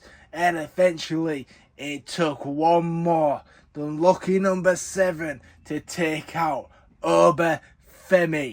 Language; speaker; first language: English; native; English